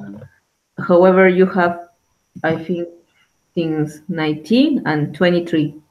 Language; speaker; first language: English; non-native, learner; Spanish